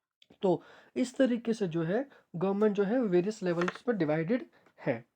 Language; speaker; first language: Hindi; native; Hindi